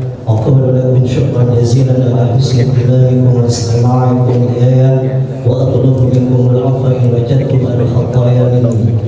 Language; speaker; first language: Arabic; non-native, learner; Indonesian